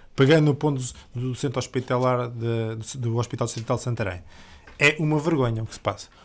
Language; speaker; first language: Portuguese; native; Portuguese